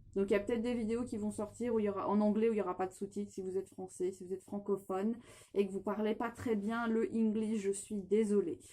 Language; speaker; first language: French; non-native, fluent; English